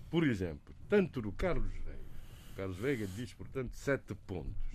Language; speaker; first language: Portuguese; non-native, local second language; Kabuverdianu